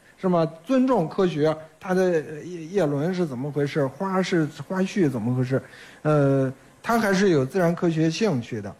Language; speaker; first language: Chinese; native; Chinese